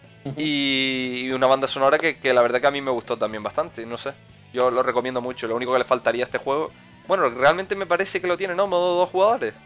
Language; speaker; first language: Spanish; native; Spanish